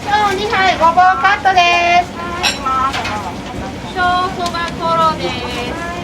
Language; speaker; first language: Japanese; native; Japanese